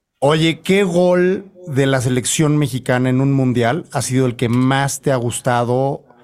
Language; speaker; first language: Spanish; native; Spanish